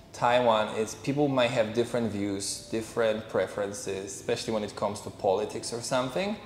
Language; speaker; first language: English; non-native, fluent; Polish